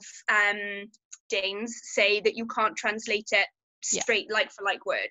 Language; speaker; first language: English; native; English